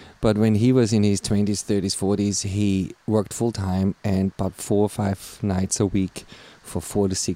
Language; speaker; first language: English; non-native, fluent; German